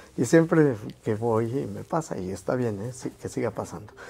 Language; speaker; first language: Spanish; native; Spanish